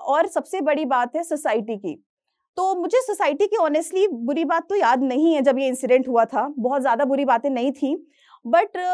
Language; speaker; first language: Hindi; native; Hindi